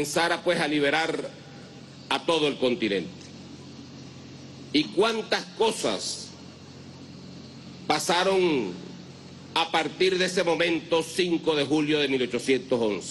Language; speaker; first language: Spanish; native; Spanish